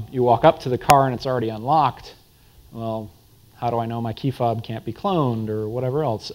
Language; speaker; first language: English; native; English